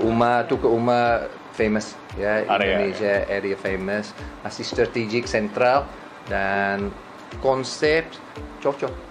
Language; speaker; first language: Indonesian; non-native, learner; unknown